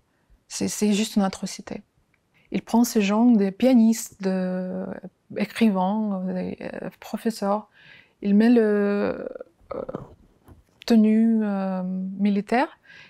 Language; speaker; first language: French; non-native, fluent; Ukrainian